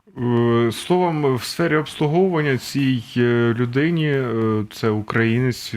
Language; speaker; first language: Ukrainian; native; Ukrainian